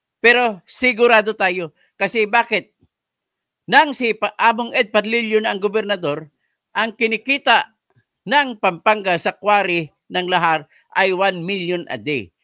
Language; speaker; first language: Filipino; non-native, local second language; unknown